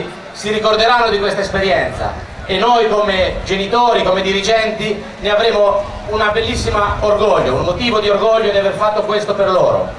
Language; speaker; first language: Italian; native; Italian